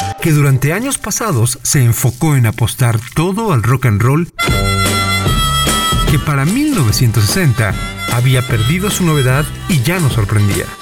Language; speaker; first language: Spanish; native; Spanish